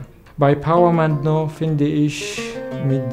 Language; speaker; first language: German; non-native, learner; Arabic